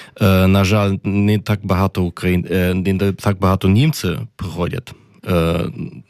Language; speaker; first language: Ukrainian; non-native, learner; German